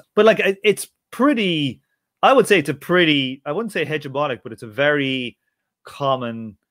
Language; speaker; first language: English; native; English